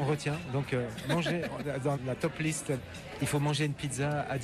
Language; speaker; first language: French; native; French